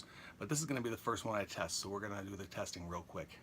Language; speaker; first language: English; native; English